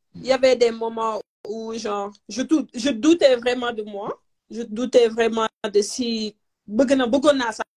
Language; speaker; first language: French; non-native, local second language; Wolof